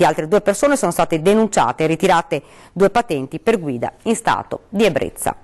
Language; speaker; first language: Italian; native; Italian